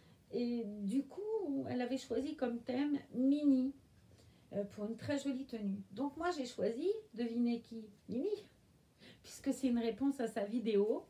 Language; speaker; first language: French; native; French